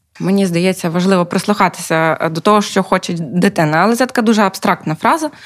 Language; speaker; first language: Ukrainian; native; Ukrainian